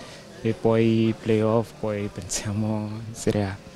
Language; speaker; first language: Italian; non-native, learner; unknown